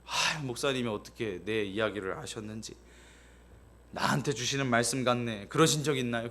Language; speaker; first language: Korean; native; Korean